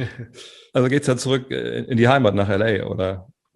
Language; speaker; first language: German; native; German